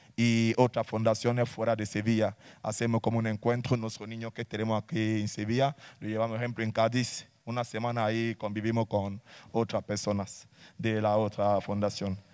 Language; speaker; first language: Spanish; non-native, fluent; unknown